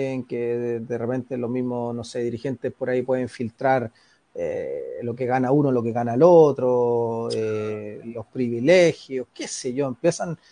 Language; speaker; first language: Spanish; native; Spanish